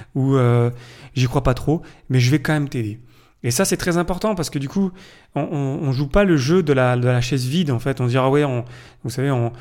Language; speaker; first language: French; native; French